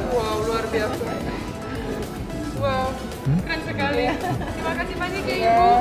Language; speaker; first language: Indonesian; non-native, fluent; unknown